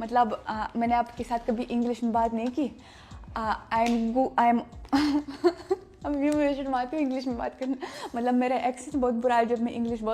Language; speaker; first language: Hindi; non-native, fluent; Russian